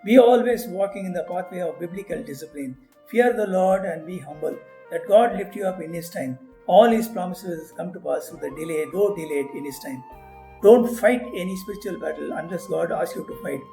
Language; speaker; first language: English; non-native, local second language; Tamil